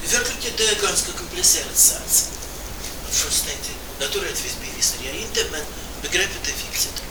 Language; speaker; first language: Swedish; non-native, fluent; Russian